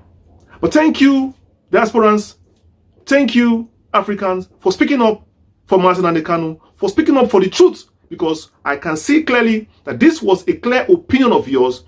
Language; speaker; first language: English; non-native, local second language; Igbo